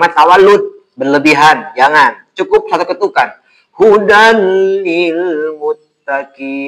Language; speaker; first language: Indonesian; native; Indonesian